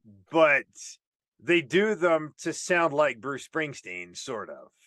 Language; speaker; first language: English; native; English